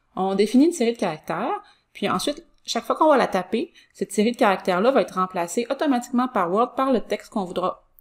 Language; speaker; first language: French; native; French